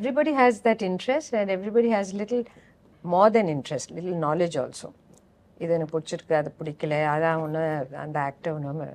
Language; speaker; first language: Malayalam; non-native, learner; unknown